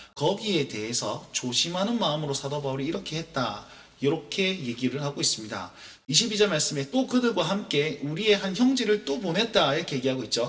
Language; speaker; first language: Korean; native; Korean